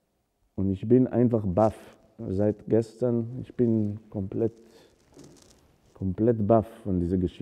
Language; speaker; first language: German; non-native, fluent; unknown